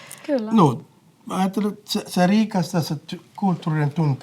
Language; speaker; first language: Finnish; non-native, fluent; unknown